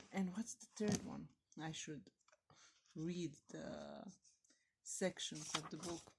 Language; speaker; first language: English; non-native, fluent; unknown